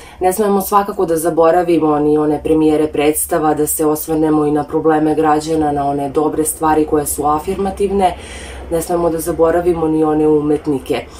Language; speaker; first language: Serbian; native; Serbian